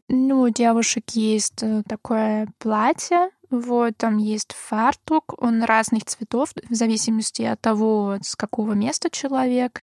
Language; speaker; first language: Russian; non-native, fluent; German